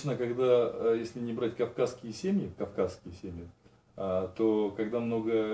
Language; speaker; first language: Russian; native; Russian